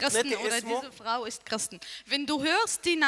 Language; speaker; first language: German; non-native, learner; Arabic